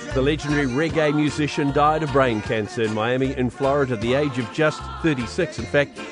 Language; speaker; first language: English; native; English